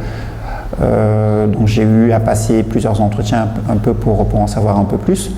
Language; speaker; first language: French; non-native, local second language; Wolof